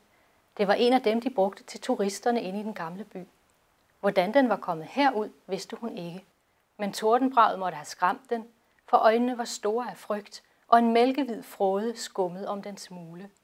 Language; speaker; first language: Danish; native; Danish